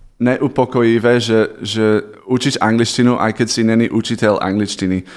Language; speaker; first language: Slovak; non-native, fluent; English